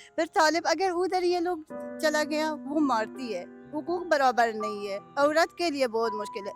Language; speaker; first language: Urdu; non-native, learner; Persian